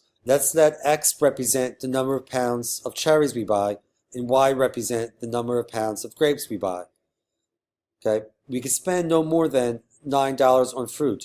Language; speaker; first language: English; native; English